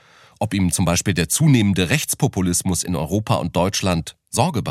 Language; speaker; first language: German; native; German